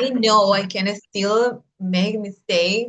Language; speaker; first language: English; non-native, learner; Spanish